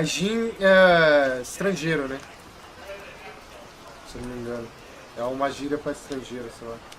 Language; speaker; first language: Portuguese; native; Portuguese